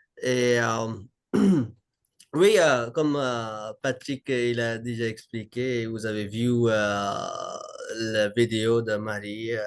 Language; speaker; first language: French; non-native, learner; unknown